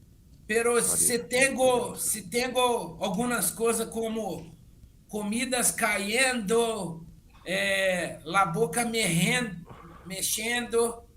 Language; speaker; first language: Spanish; non-native, learner; Portuguese